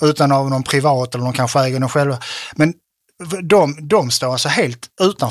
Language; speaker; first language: Swedish; native; Swedish